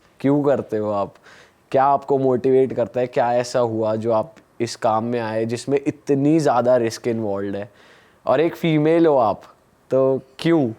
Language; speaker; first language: Hindi; native; Hindi